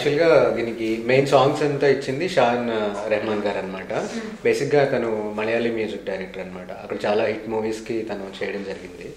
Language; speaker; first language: Telugu; native; Telugu